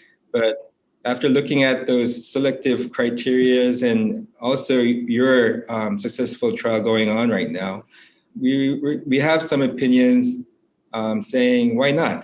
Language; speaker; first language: English; non-native, fluent; Korean